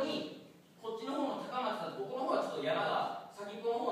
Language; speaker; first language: Japanese; native; Japanese